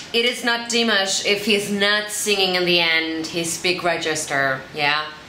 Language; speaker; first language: English; non-native, fluent; German